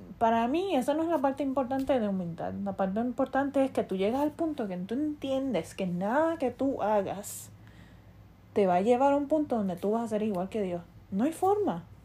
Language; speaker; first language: Spanish; early bilingual, heritage; Spanish